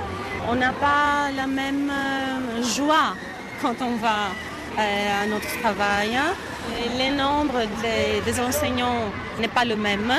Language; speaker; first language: French; non-native, fluent; Greek